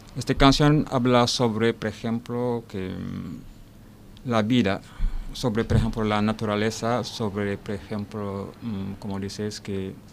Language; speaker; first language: Spanish; non-native, learner; Wolof